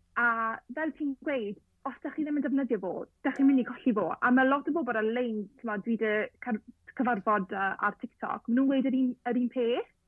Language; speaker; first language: Welsh; native; Welsh